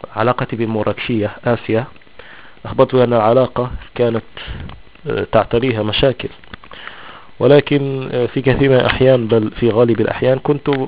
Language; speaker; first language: Arabic; non-native, local second language; Tachelhit